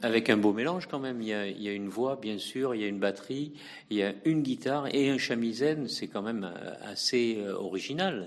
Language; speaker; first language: French; native; French